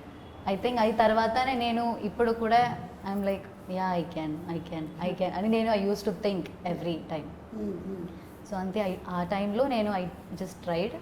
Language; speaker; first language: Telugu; non-native, learner; Malayalam